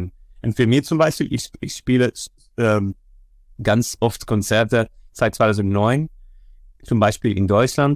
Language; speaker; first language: German; non-native, fluent; Dutch